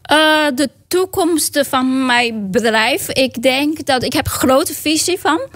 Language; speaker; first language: Dutch; non-native, fluent; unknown